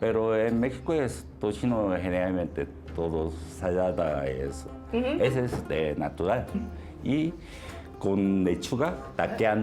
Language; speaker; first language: Spanish; non-native, learner; Korean